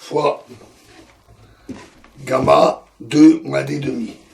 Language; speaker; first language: French; native; French